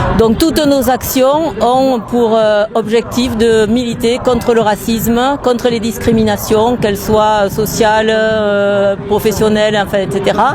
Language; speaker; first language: French; native; French